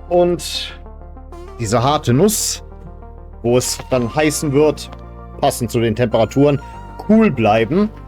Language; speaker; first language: German; native; German